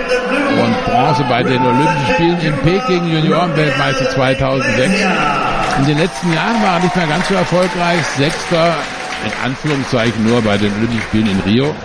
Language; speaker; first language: German; native; German